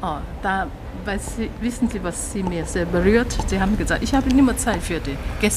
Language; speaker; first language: German; non-native, learner; Chinese